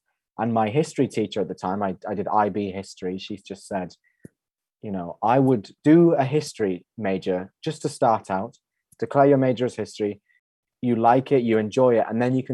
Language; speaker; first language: English; native; English